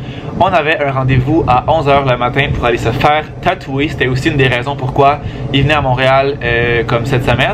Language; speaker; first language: French; native; French